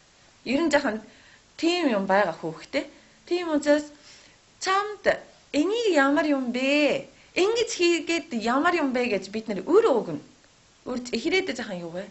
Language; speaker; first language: Mongolian; non-native, learner; Japanese